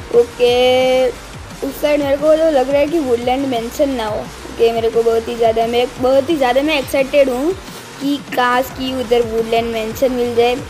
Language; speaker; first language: Hindi; non-native, local second language; Gujarati